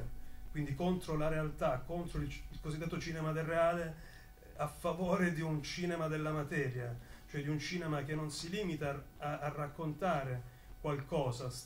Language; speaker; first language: Italian; native; Italian